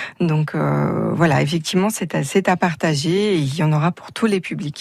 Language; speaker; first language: French; native; French